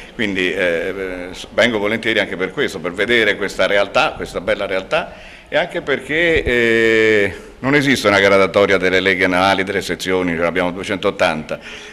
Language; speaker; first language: Italian; native; Italian